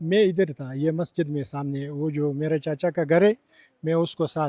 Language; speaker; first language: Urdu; non-native, local second language; Pashto